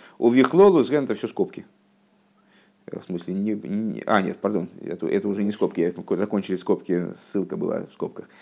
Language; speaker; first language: Russian; native; Russian